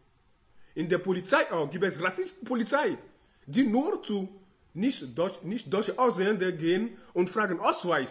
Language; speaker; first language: German; non-native, learner; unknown